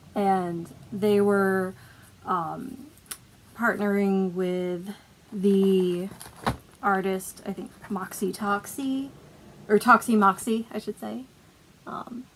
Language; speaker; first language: English; native; English